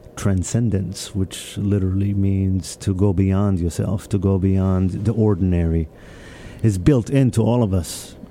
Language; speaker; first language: English; early bilingual, other home language; Hebrew